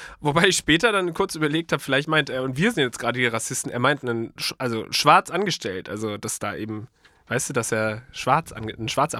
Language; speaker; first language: German; native; German